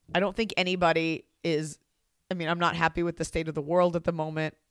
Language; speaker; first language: English; native; English